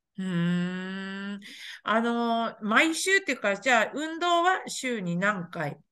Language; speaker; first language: Japanese; native; Japanese